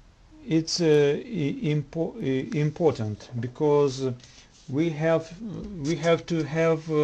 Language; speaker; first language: English; non-native, learner; Russian